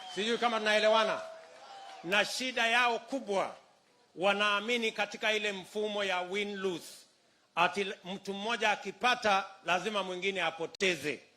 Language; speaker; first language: Swahili; non-native, local second language; Kalenjin